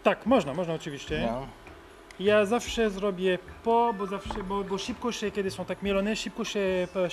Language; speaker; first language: Polish; non-native, learner; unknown